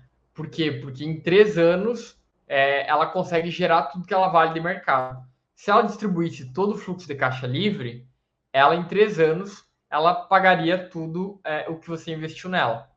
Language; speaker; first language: Portuguese; native; Portuguese